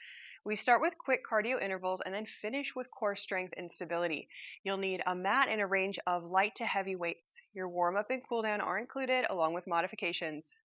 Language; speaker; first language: English; native; English